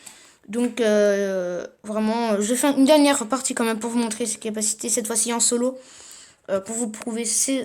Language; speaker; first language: French; native; French